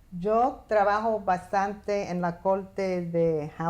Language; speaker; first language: Spanish; early bilingual, heritage; Spanish